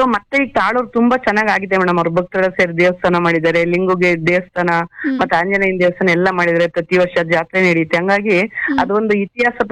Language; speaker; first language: Kannada; native; Kannada